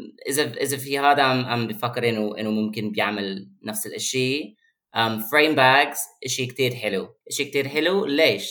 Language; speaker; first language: Arabic; non-native, fluent; English